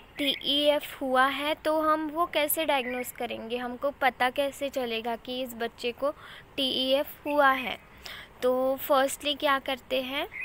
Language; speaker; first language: Hindi; non-native, local second language; Marathi